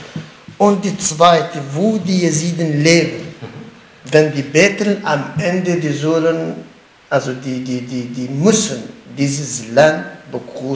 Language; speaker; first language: German; non-native, learner; Kurdish